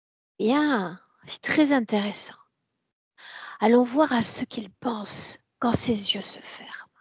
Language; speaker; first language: French; native; French